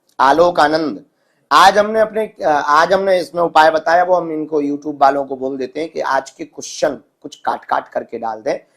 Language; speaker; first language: Hindi; native; Hindi